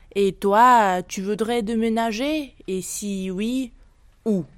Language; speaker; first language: French; non-native, fluent; Russian